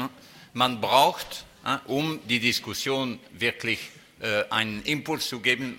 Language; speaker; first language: German; non-native, fluent; French